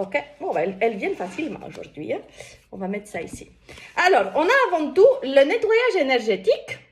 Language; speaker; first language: French; native; French